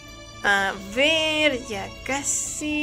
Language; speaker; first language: Spanish; native; Spanish